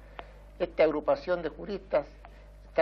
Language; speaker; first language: Spanish; native; Spanish